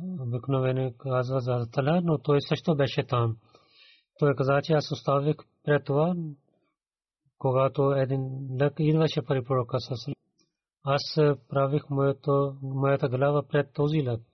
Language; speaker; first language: Bulgarian; non-native, learner; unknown